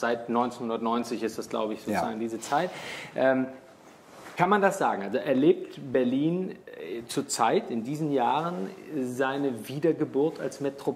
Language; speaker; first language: German; native; German